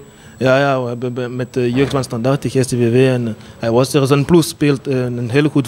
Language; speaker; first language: Dutch; non-native, local second language; French